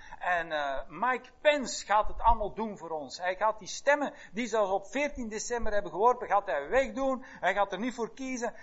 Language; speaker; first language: Dutch; native; Dutch